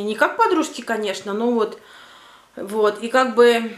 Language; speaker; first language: Russian; native; Russian